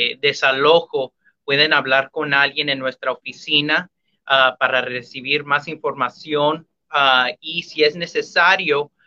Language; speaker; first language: Spanish; early bilingual, heritage; Spanish